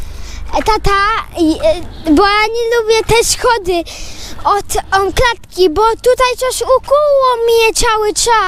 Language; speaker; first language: Polish; early bilingual, heritage; Polish